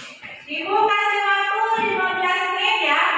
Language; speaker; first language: Indonesian; native; Indonesian